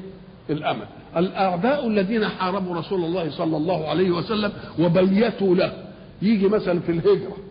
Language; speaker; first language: Arabic; native; Arabic